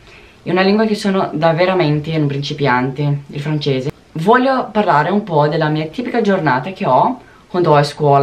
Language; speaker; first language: Italian; non-native, learner; Portuguese